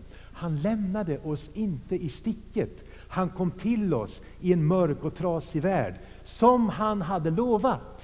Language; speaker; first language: Swedish; native; Swedish